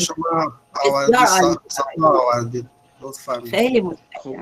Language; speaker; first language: Persian; non-native, fluent; Urdu